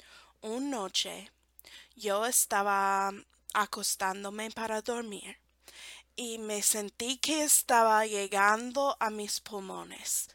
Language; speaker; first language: Spanish; non-native, fluent; English